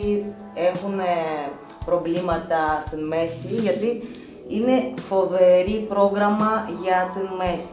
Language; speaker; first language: Greek; non-native, learner; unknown